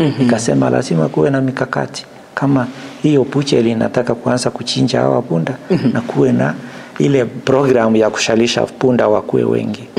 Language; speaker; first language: Swahili; non-native, local second language; Gusii